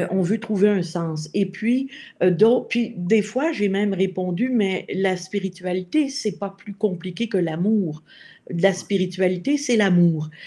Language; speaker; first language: French; native; French